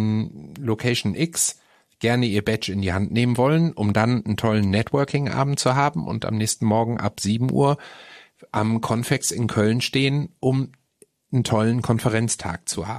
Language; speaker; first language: German; native; German